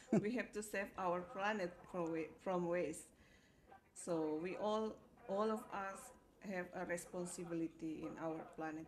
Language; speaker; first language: English; non-native, fluent; Indonesian